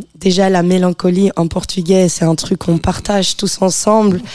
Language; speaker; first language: French; early bilingual, other home language; Portuguese